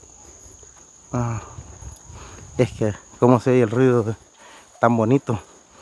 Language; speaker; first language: Spanish; native; Spanish